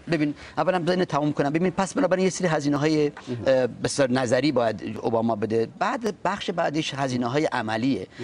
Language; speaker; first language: Persian; non-native, local second language; Talysh